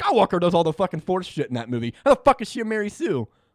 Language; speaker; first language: English; native; English